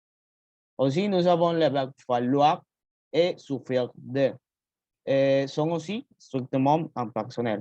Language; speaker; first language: French; non-native, learner; Spanish